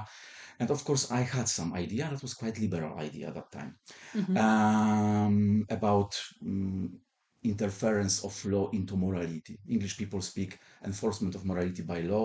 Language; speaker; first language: English; non-native, fluent; Polish